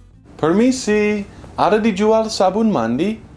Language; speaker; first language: Indonesian; non-native, fluent; English